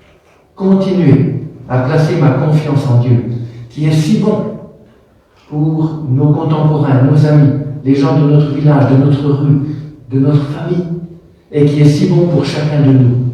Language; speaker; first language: French; native; French